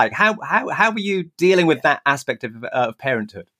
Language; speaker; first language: English; native; English